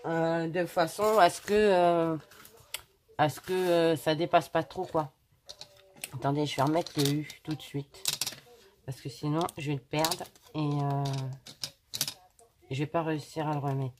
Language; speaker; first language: French; native; French